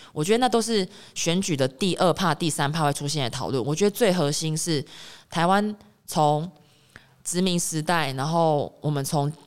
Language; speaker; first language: Chinese; native; Chinese